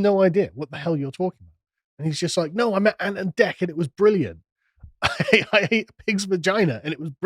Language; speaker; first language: English; native; English